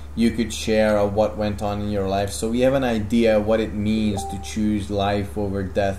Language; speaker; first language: English; non-native, fluent; Hungarian